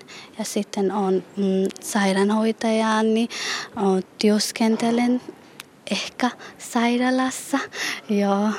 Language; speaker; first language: Finnish; non-native, learner; Nepali